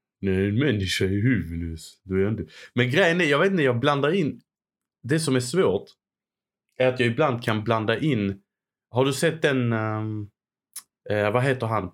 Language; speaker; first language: Swedish; early bilingual, other home language; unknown